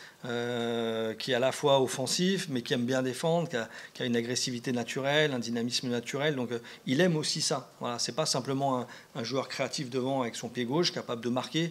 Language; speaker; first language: French; native; French